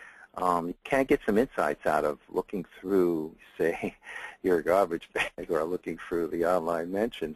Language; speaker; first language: English; native; English